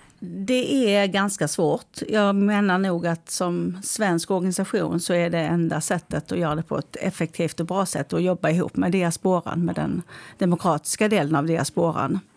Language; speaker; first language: Swedish; native; Swedish